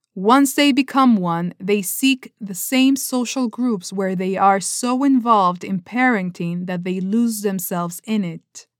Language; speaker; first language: English; non-native, fluent; Spanish